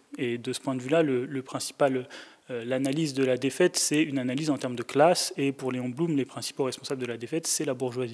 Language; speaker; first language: French; native; French